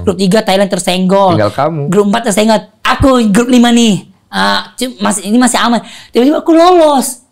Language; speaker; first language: Indonesian; non-native, fluent; Thai